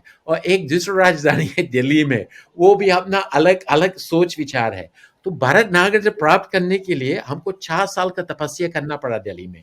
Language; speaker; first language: Hindi; non-native, fluent; English